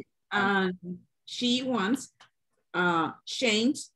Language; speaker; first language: English; non-native, learner; Spanish